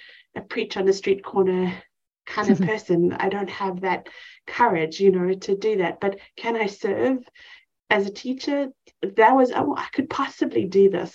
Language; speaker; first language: English; native; English